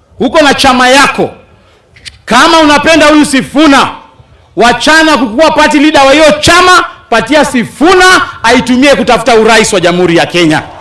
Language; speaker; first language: Swahili; non-native, local second language; Luyia